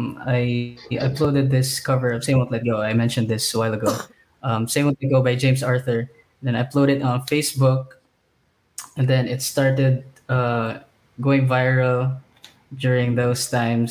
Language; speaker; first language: English; non-native, local second language; Cebuano